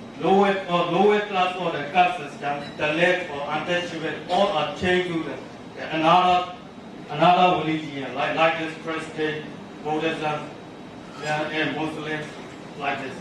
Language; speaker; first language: English; non-native, learner; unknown